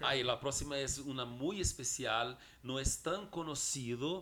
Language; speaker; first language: Spanish; non-native, fluent; Portuguese